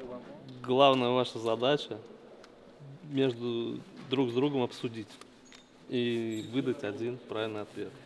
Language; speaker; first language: Russian; native; Russian